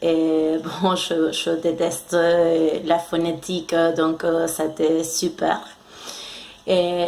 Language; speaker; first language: French; non-native, fluent; Spanish